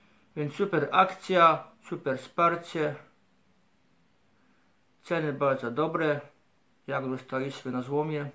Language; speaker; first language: Polish; native; Polish